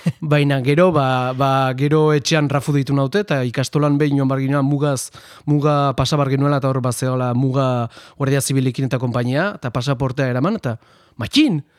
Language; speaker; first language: Basque; non-native, local second language; Spanish